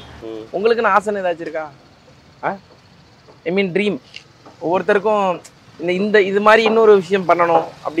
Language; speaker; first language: Tamil; native; Tamil